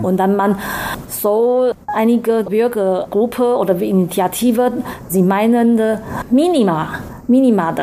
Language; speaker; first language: German; non-native, learner; Chinese